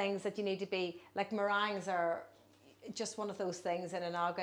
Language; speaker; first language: English; native; English